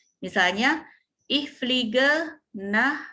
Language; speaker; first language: German; non-native, fluent; Indonesian